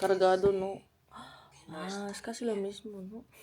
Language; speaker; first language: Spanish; non-native, learner; Filipino